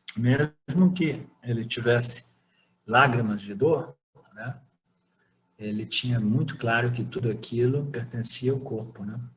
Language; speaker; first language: Portuguese; native; Portuguese